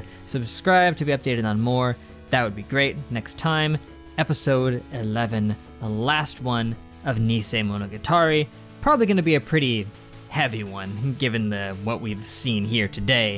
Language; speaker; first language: English; native; English